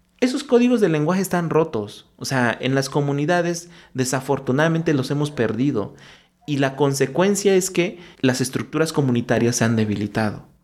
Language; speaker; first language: Spanish; non-native, local second language; Mixtepec Mixtec